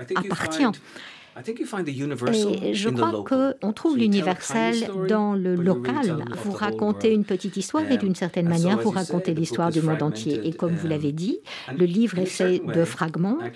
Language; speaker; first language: French; non-native, fluent; English